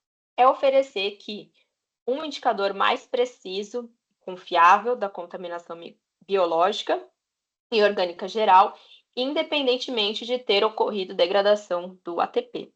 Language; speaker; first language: Portuguese; native; Portuguese